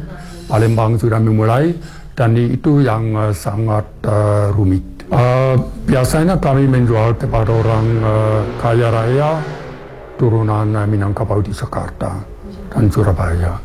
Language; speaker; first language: Indonesian; non-native, fluent; German